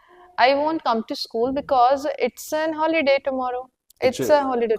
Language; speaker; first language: English; non-native, learner; Hindi